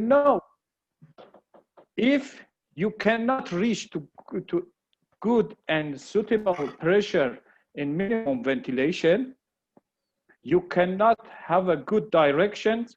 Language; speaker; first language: English; non-native, learner; Persian